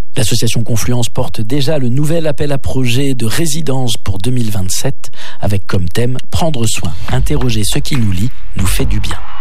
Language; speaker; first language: French; native; French